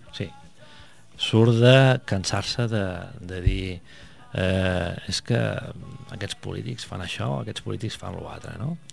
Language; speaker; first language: Catalan; non-native, local second language; Spanish